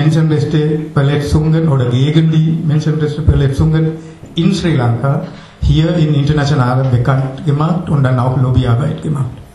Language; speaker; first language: German; non-native, learner; Sinhala